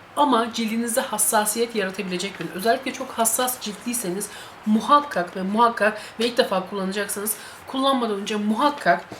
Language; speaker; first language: Turkish; native; Turkish